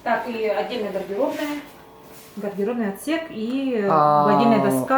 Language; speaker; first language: Russian; native; Russian